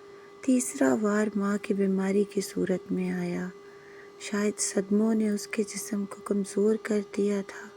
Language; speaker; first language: Urdu; native; Urdu